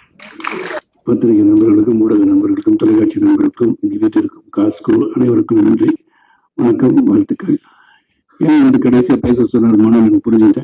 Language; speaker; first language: Tamil; native; Tamil